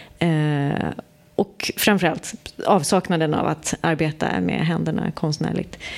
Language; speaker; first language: Swedish; native; Swedish